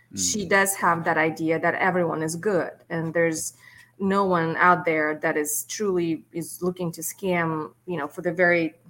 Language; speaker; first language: English; non-native, fluent; Russian